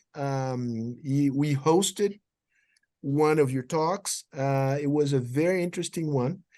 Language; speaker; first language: English; non-native, fluent; Portuguese